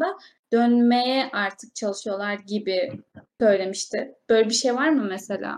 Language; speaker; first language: Turkish; native; Turkish